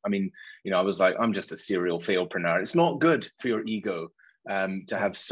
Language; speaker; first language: English; native; English